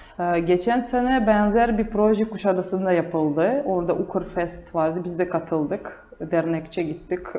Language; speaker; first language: Turkish; non-native, fluent; Russian